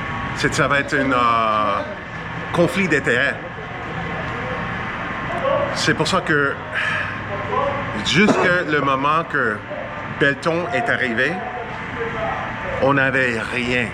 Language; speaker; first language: French; non-native, fluent; English